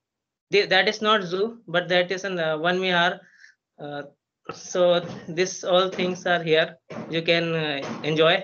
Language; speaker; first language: English; non-native, learner; Hindi